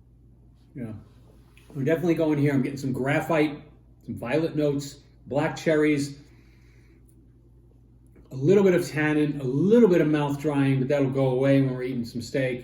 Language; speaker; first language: English; native; English